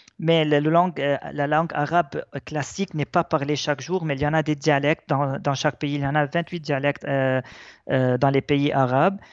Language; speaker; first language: French; non-native, local second language; Arabic